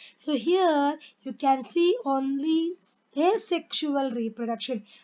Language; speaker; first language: English; non-native, local second language; Kannada